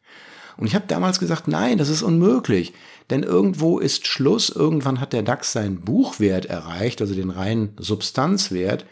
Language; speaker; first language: German; native; German